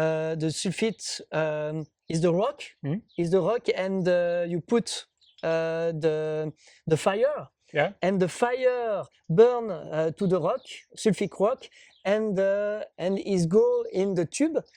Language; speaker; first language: English; non-native, learner; French